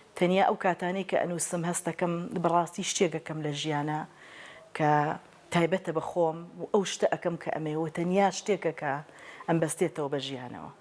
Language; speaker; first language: Central Kurdish; native; Central Kurdish